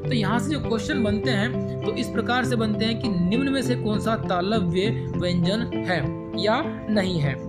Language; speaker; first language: Hindi; native; Hindi